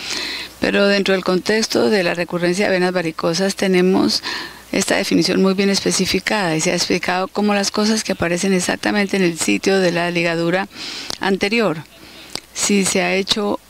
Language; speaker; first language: Spanish; native; Spanish